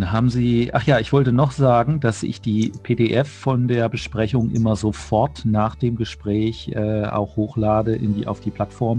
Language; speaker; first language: German; native; German